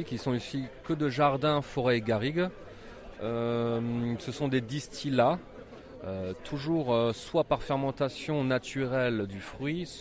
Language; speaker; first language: French; native; French